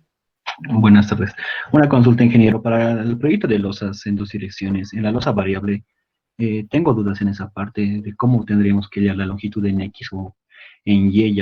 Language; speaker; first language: Spanish; native; Spanish